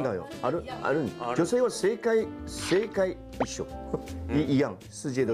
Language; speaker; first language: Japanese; non-native, learner; Chinese